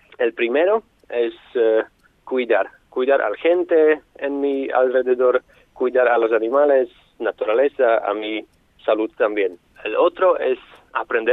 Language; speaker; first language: Spanish; non-native, fluent; Slovak